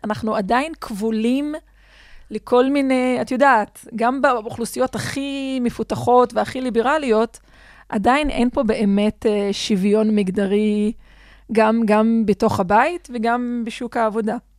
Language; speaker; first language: Hebrew; non-native, local second language; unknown